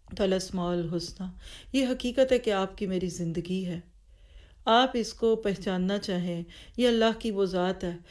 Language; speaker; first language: Urdu; native; Urdu